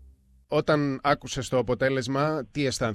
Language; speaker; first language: Greek; native; Greek